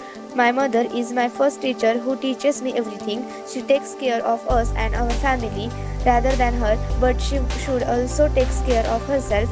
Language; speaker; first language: English; non-native, learner; Marathi